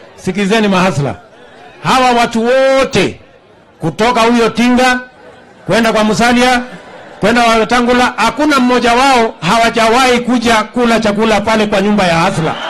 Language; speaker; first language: Swahili; non-native, local second language; Kalenjin